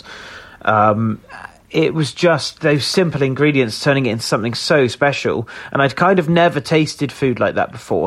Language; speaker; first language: English; native; English